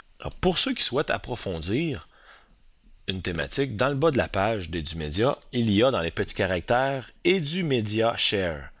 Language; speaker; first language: French; native; French